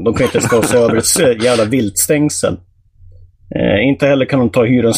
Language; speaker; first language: Swedish; native; Swedish